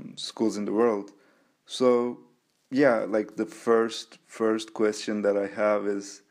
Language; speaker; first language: English; non-native, fluent; Turkish